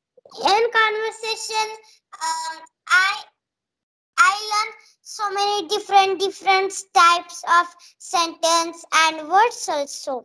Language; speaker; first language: English; non-native, learner; Marathi